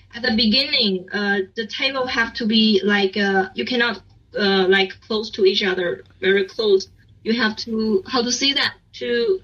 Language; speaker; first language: English; non-native, learner; Chinese